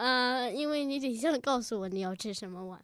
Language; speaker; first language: Chinese; early bilingual, heritage; Chinese